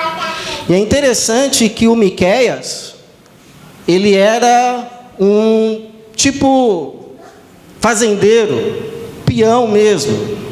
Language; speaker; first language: Portuguese; native; Portuguese